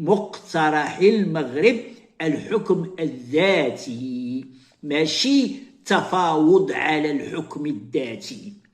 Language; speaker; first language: Arabic; native; Arabic